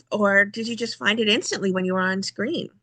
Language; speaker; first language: English; native; English